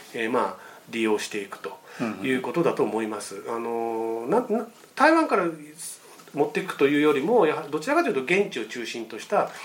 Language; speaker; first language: Japanese; native; Japanese